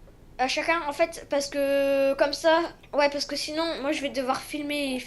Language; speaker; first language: French; native; French